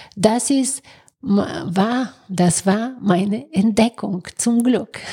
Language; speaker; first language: German; non-native, fluent; Bulgarian